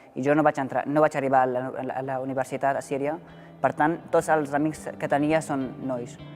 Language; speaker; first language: Catalan; non-native, fluent; Arabic